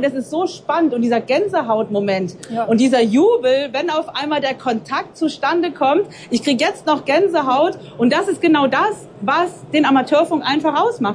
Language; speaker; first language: German; native; German